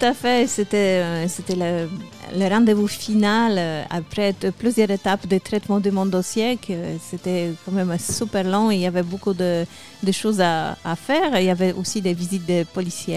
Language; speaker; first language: French; non-native, fluent; Polish